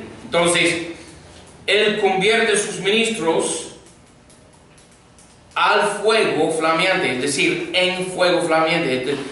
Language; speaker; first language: Spanish; non-native, fluent; English